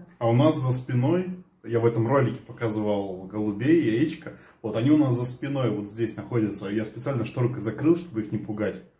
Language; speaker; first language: Russian; early bilingual, other home language; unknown